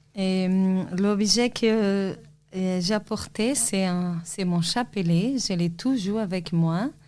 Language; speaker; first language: French; non-native, fluent; Portuguese